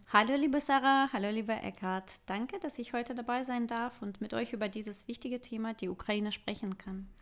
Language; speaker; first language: German; non-native, fluent; Russian